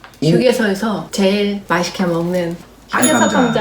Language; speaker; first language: Korean; non-native, fluent; Russian